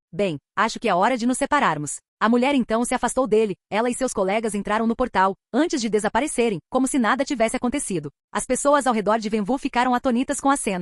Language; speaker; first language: Portuguese; native; Portuguese